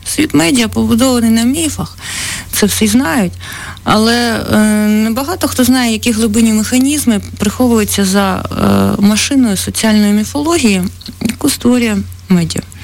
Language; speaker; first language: Ukrainian; native; Ukrainian